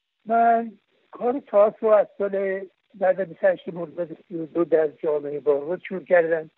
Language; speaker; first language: Persian; native; Persian